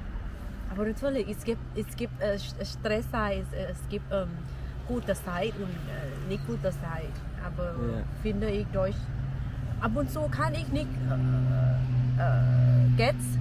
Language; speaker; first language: German; non-native, learner; Thai